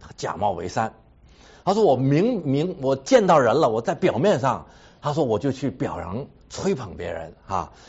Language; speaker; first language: Chinese; native; Chinese